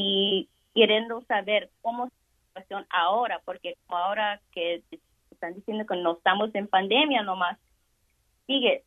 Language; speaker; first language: Spanish; early bilingual, heritage; Spanish